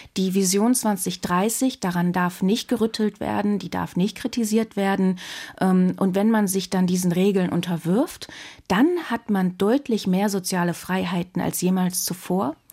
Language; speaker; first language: German; native; German